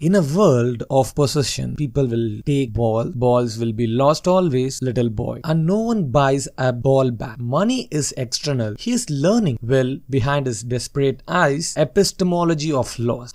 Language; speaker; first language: English; non-native, local second language; Tamil